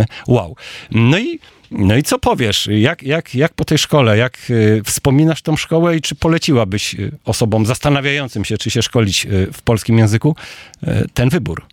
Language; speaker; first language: Polish; native; Polish